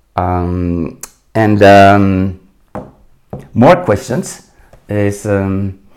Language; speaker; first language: English; non-native, fluent; Norwegian